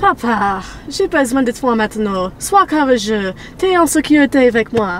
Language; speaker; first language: French; non-native, learner; English